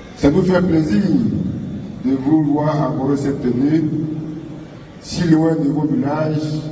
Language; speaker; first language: French; non-native, local second language; Ghomala